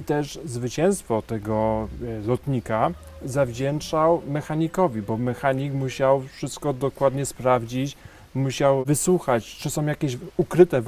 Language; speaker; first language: Polish; native; Polish